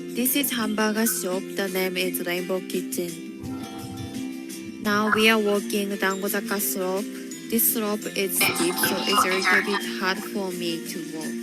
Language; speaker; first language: English; non-native, learner; Japanese